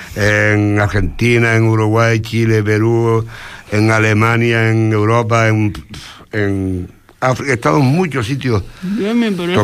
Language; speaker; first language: Spanish; native; Spanish